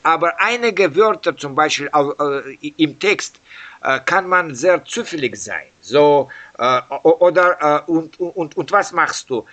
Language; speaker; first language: German; non-native, learner; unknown